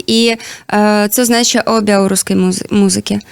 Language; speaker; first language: Polish; non-native, learner; Belarusian